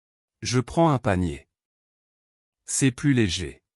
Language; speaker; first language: French; non-native, local second language; Arabic